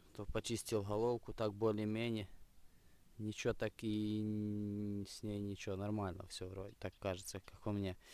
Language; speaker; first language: Russian; non-native, local second language; Ukrainian